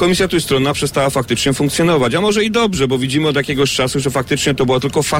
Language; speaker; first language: Polish; native; Polish